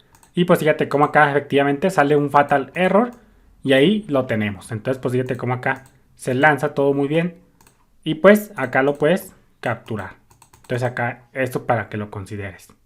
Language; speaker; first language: Spanish; native; Spanish